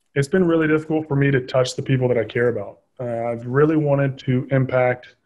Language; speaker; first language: English; native; English